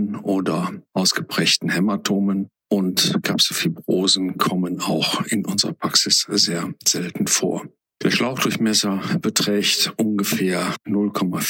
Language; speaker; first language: German; native; German